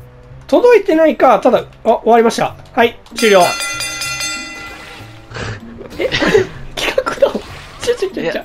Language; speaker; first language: Japanese; native; Japanese